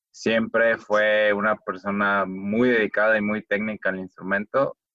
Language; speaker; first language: Spanish; native; Spanish